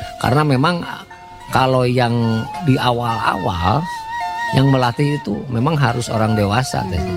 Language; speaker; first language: Indonesian; native; Indonesian